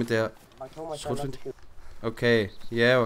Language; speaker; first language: German; native; German